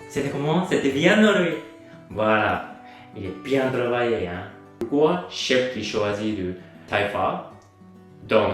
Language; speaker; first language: French; non-native, learner; Japanese